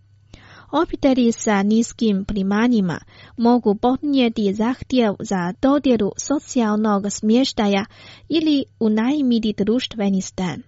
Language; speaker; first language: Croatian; non-native, fluent; Chinese